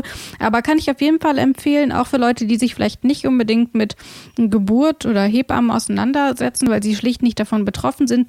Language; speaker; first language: German; native; German